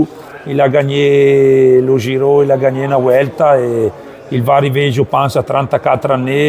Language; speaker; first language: French; non-native, learner; Italian